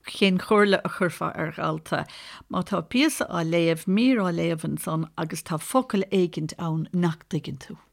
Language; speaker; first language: Irish; native; Irish